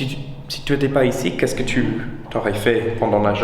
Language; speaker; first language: French; non-native, fluent; English